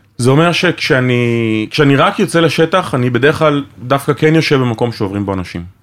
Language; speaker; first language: Hebrew; native; Hebrew